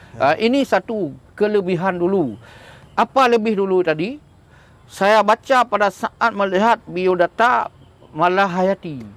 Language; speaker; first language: Malay; non-native, local second language; Achinese